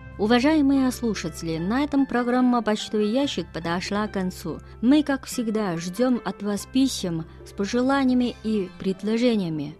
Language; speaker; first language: Russian; non-native, fluent; Chinese